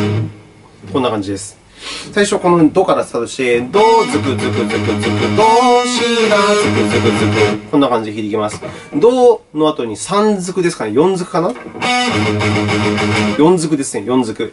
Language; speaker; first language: Japanese; native; Japanese